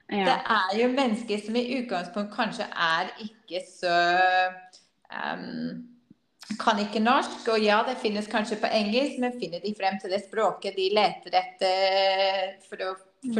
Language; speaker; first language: Norwegian; non-native, fluent; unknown